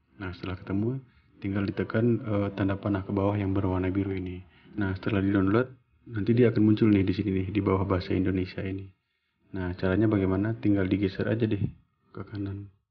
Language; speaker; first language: Indonesian; native; Indonesian